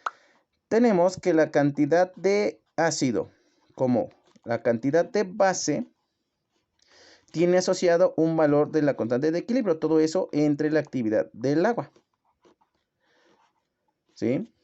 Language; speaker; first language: Spanish; native; Spanish